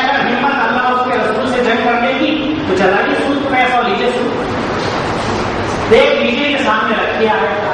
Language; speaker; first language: Urdu; native; Urdu